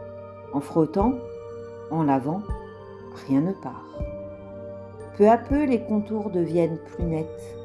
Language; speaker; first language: French; native; French